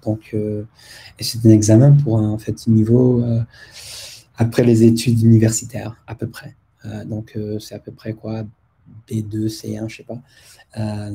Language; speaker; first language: French; non-native, fluent; English